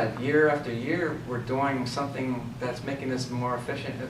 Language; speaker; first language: English; native; English